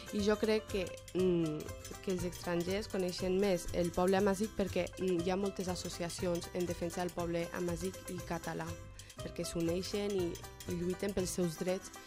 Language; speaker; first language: Catalan; early bilingual, other home language; Berber languages